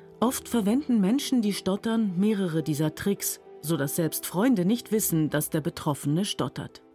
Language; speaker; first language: German; native; German